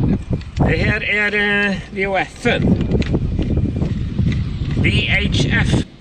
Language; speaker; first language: Swedish; native; Swedish